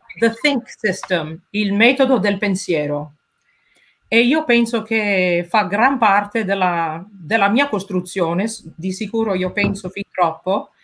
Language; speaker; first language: Italian; non-native, fluent; English